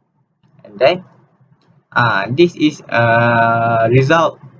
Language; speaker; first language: English; non-native, learner; Malay